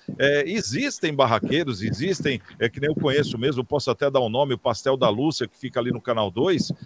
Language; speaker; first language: Portuguese; native; Portuguese